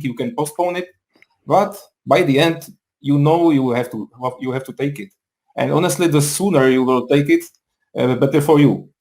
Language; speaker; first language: English; non-native, fluent; Czech